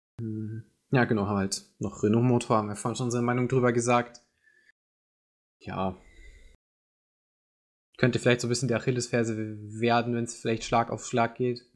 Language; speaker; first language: German; native; German